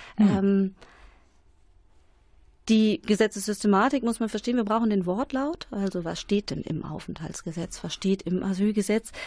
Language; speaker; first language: German; native; German